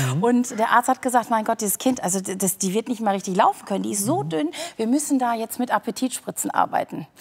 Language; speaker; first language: German; early bilingual, other home language; Turkish